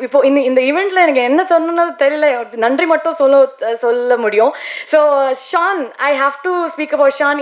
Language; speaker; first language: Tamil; non-native, learner; Kannada